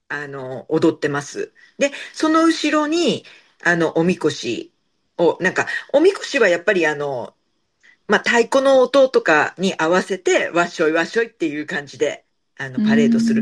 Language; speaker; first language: Japanese; native; Japanese